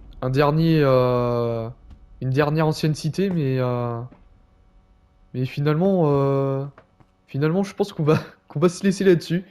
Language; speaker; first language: French; native; French